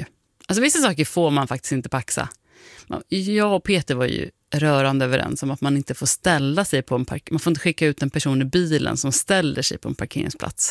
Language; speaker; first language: Swedish; native; Swedish